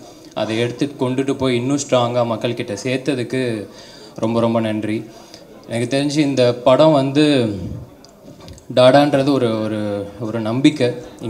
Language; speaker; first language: Tamil; native; Tamil